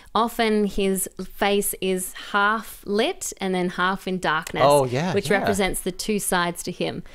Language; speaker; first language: English; native; English